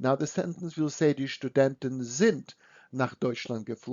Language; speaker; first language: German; non-native, fluent; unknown